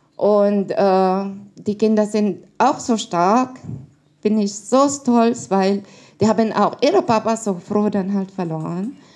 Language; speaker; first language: German; non-native, learner; Filipino